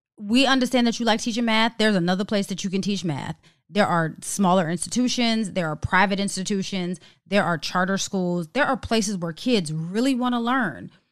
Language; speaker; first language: English; native; English